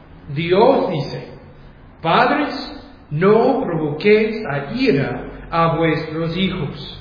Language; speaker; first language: Spanish; non-native, fluent; English